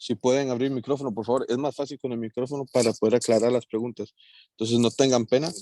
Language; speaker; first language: Spanish; native; Spanish